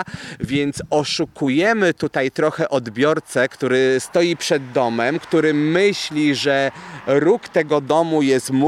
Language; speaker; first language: Polish; native; Polish